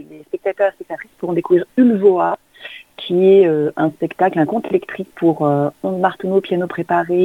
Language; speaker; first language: French; native; French